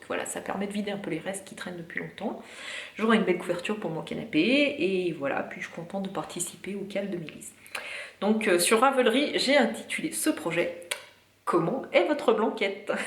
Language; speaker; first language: French; native; French